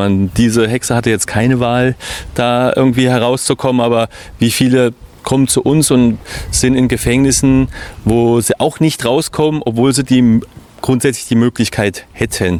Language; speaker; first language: German; native; German